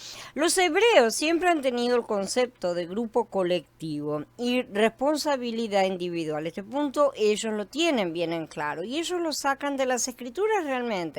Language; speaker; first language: Spanish; native; Spanish